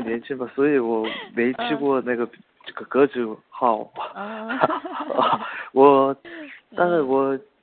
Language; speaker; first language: Chinese; non-native, learner; Korean